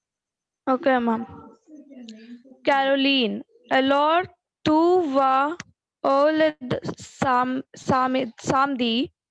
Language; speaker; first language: French; non-native, learner; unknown